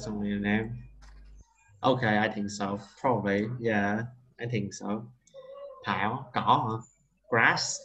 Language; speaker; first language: English; non-native, learner; Vietnamese